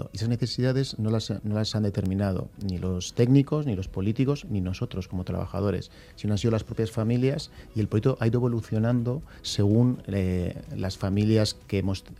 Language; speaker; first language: Spanish; native; Spanish